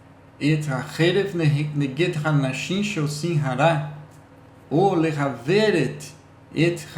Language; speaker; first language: Hebrew; non-native, learner; Portuguese